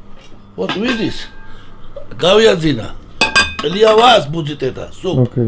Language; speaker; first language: Russian; non-native, local second language; Georgian